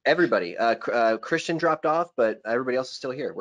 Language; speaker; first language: English; native; English